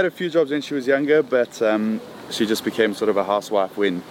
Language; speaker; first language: English; native; English